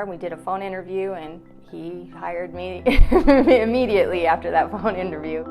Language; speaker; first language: English; native; English